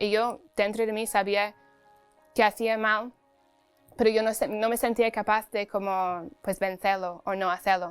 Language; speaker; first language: Spanish; non-native, fluent; English